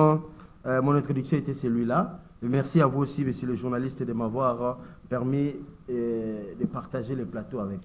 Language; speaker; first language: French; non-native, local second language; Lingala